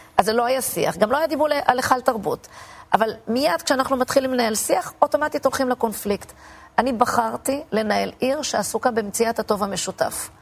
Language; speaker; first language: Hebrew; native; Hebrew